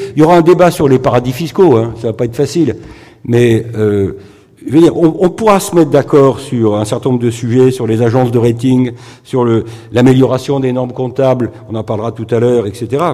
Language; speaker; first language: French; native; French